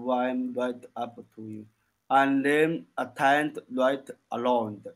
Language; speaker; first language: English; non-native, learner; Chinese